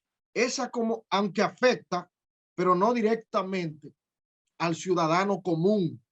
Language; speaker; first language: Spanish; native; Spanish